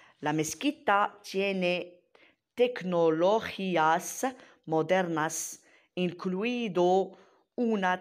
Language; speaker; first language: Spanish; non-native, learner; Arabic